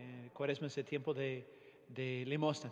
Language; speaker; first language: Spanish; non-native, fluent; English